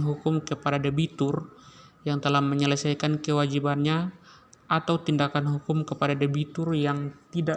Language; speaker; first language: Indonesian; native; Indonesian